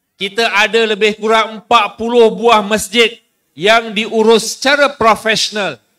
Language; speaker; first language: Malay; native; Malay